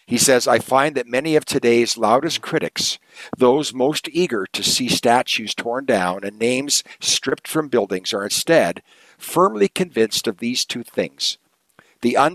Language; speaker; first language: English; native; English